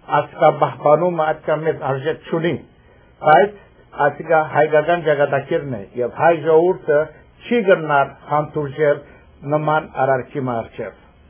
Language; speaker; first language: Armenian; early bilingual, heritage; Armenian